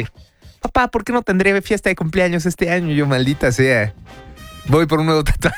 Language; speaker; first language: Spanish; native; Spanish